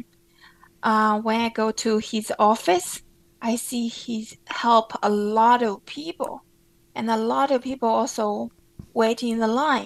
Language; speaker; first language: English; non-native, fluent; Chinese